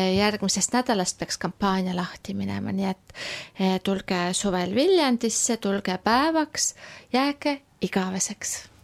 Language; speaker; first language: Estonian; native; Estonian